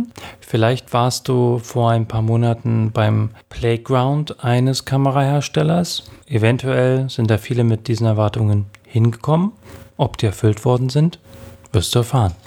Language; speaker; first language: German; native; German